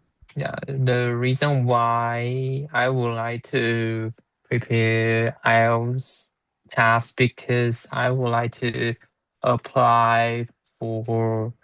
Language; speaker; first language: English; non-native, learner; Chinese